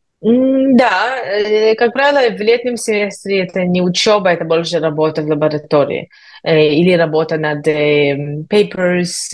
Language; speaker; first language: Russian; early bilingual, heritage; Russian